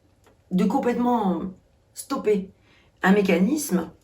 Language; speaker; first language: French; native; French